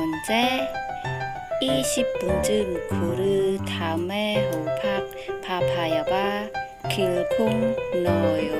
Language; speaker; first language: Korean; non-native, learner; Khmer